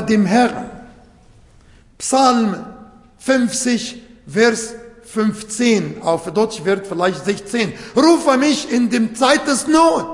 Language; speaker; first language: German; non-native, fluent; Arabic